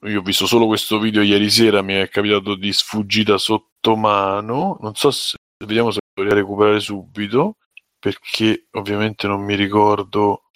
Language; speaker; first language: Italian; native; Italian